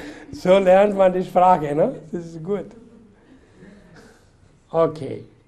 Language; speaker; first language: German; non-native, fluent; Hindi